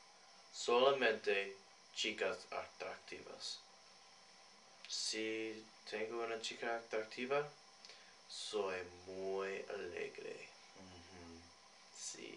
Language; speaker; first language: Spanish; non-native, learner; English